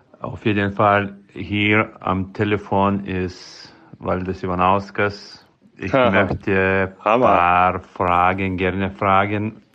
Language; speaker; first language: German; non-native, fluent; Lithuanian